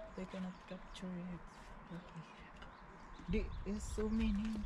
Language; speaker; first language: English; non-native, learner; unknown